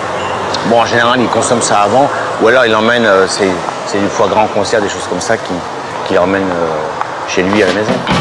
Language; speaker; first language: French; native; French